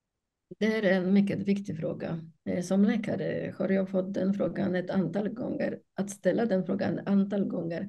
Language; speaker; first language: Swedish; non-native, fluent; Polish